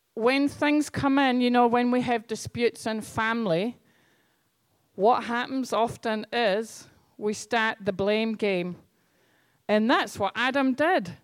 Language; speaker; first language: English; native; English